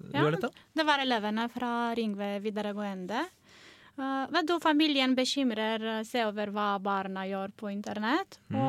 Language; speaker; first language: Norwegian; non-native, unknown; Romanian